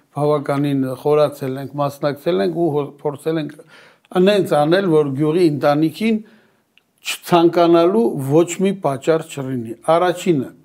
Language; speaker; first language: Armenian; native; Armenian